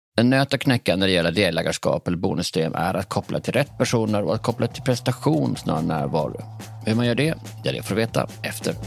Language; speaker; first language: Swedish; native; Swedish